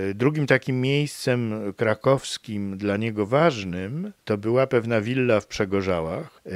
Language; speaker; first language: Polish; native; Polish